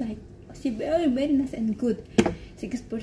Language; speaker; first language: English; non-native, learner; Indonesian